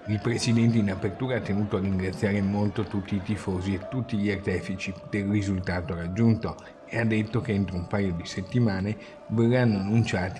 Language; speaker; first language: Italian; native; Italian